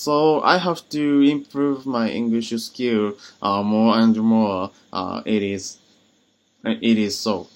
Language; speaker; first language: English; non-native, learner; Japanese